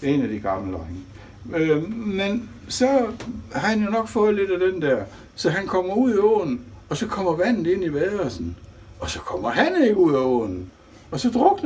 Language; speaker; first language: Danish; native; Danish